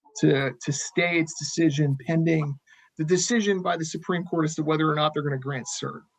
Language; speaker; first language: English; native; English